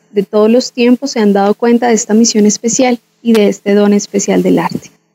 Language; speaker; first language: Spanish; native; Spanish